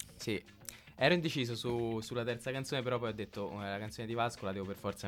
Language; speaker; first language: Italian; native; Italian